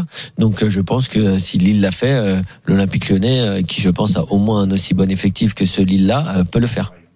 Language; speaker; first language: French; native; French